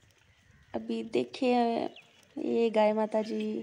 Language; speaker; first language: Hindi; native; Hindi